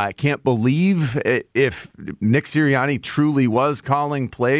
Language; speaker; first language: English; native; English